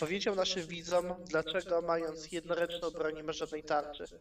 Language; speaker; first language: Polish; native; Polish